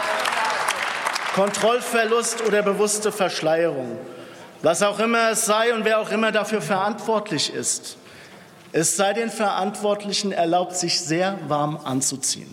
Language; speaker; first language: German; native; German